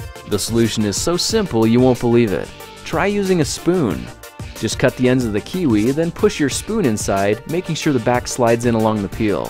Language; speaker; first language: English; native; English